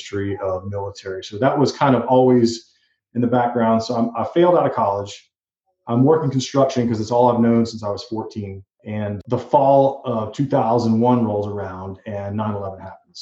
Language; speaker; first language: English; native; English